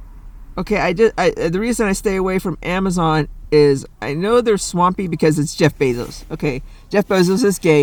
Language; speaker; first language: English; native; English